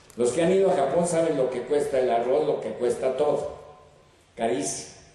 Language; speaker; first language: Spanish; native; Spanish